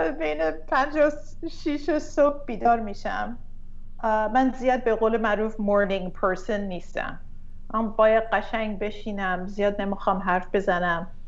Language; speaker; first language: Persian; early bilingual, heritage; Persian